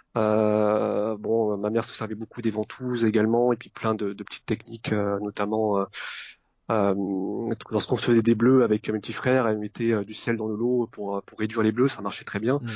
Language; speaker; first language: French; early bilingual, other home language; Vietnamese